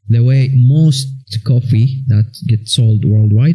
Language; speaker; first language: English; non-native, fluent; Arabic